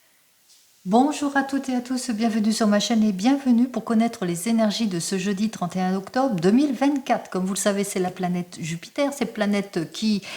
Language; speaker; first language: French; native; French